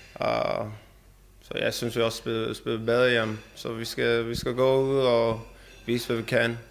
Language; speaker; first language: Danish; non-native, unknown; English